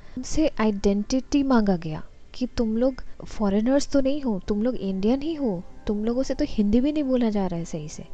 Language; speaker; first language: Hindi; non-native, local second language; Assamese